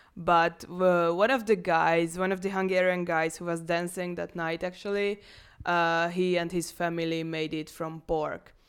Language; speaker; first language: English; non-native, fluent; Hungarian